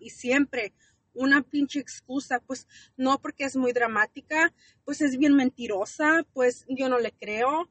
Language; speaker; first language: Spanish; early bilingual, heritage; Spanish